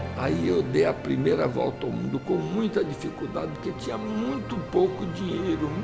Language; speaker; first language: Portuguese; early bilingual, other home language; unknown